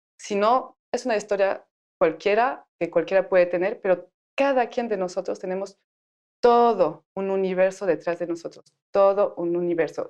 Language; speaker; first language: Spanish; non-native, fluent; French